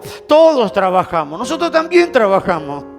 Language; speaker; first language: Spanish; native; Spanish